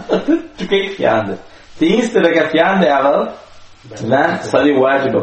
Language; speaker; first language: Danish; non-native, local second language; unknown